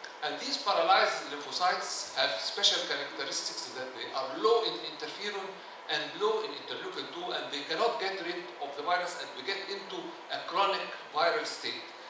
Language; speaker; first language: English; non-native, fluent; Arabic